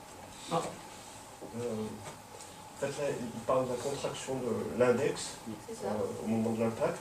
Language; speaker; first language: French; native; French